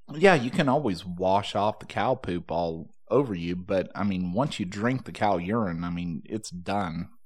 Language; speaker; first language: English; native; English